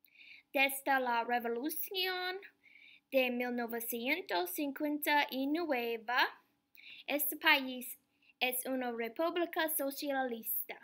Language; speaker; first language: Spanish; non-native, learner; English